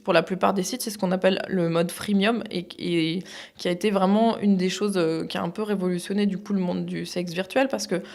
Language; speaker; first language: French; native; French